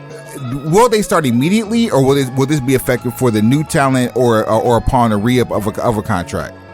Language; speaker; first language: English; native; English